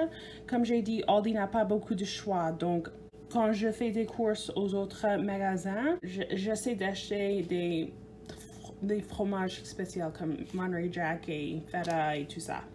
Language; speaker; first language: French; non-native, fluent; English